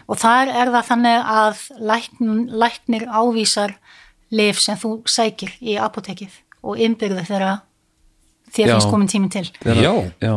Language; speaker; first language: Icelandic; non-native, fluent; Dutch